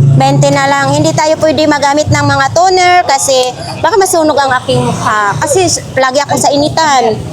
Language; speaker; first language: Filipino; non-native, local second language; Masbatenyo